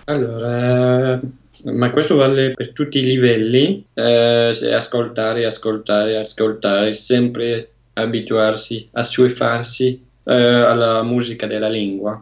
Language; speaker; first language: Italian; non-native, fluent; French